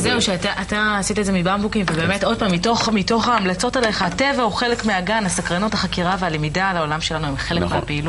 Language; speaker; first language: Hebrew; native; Hebrew